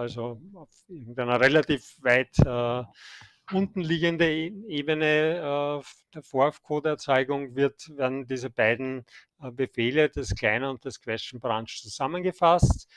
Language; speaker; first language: German; native; German